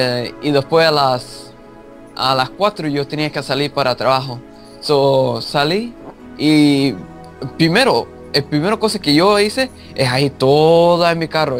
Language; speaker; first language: Spanish; early bilingual, heritage; English